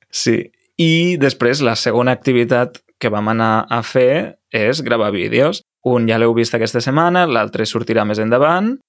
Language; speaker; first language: Catalan; native; Catalan